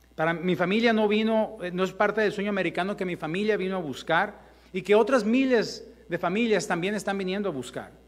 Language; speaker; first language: Spanish; early bilingual, heritage; Spanish